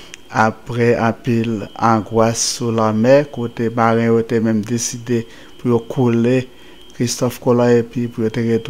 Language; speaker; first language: French; non-native, local second language; Haitian Creole